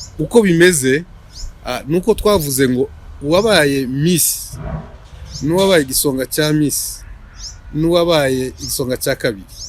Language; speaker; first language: Kinyarwanda; native; Kinyarwanda